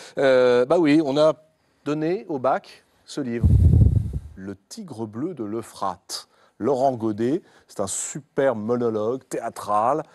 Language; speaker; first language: French; native; French